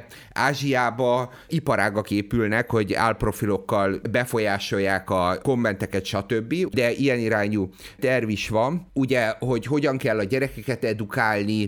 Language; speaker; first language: Hungarian; native; Hungarian